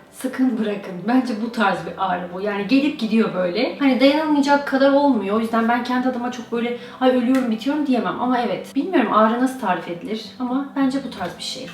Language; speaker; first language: Turkish; native; Turkish